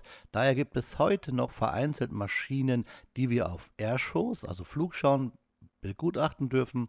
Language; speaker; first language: German; native; German